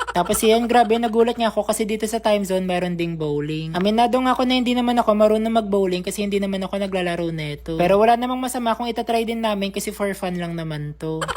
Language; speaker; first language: Filipino; non-native, local second language; Cebuano